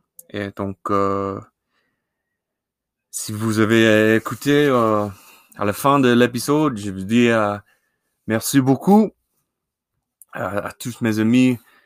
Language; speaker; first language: French; non-native, learner; English